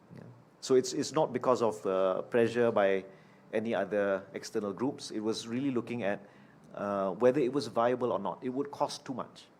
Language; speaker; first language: English; non-native, local second language; Malay